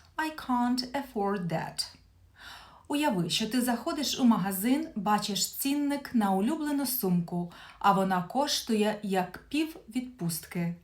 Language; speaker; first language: Ukrainian; native; Ukrainian